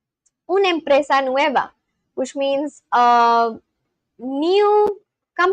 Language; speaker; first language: Spanish; non-native, learner; Bangla